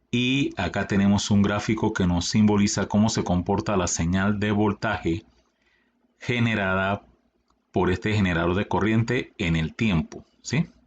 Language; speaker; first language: Spanish; native; Spanish